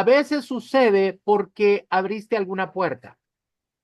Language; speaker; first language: Spanish; native; Spanish